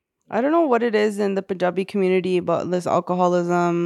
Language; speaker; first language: English; early bilingual, other home language; Punjabi